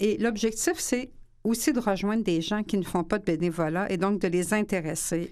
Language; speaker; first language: French; native; French